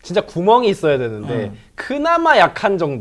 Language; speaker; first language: Korean; native; Korean